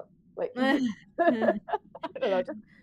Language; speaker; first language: English; native; English